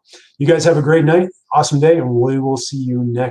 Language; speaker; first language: English; native; English